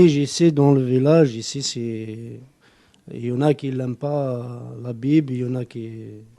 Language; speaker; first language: French; non-native, local second language; Arabic